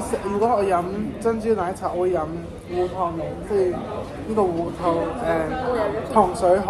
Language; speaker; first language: Cantonese; non-native, fluent; English